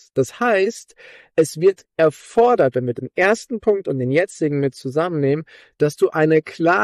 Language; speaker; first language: German; native; German